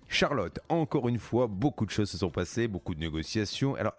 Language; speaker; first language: French; native; French